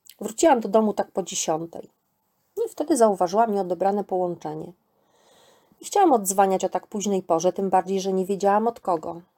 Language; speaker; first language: Polish; native; Polish